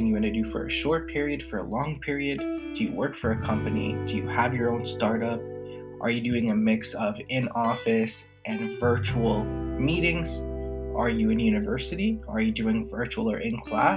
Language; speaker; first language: English; native; English